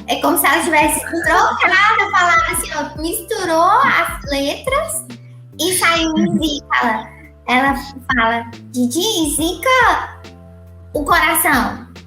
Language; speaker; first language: Portuguese; native; Portuguese